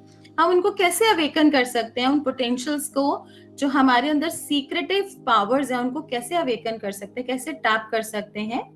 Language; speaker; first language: Hindi; native; Hindi